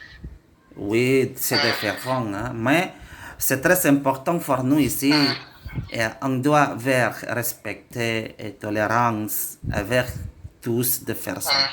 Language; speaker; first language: French; non-native, learner; Indonesian